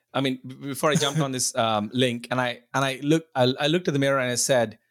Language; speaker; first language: English; non-native, local second language; Telugu